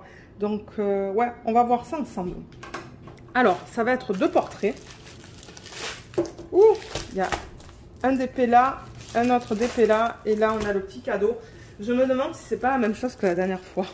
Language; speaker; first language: French; native; French